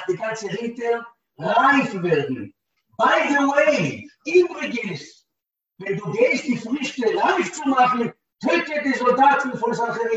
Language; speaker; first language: German; non-native, learner; Hebrew